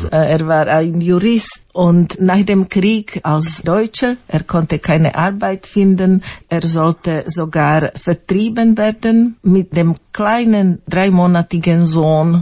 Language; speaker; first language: German; non-native, fluent; Slovak